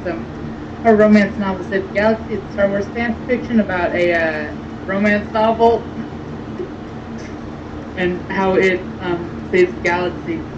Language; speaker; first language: English; native; English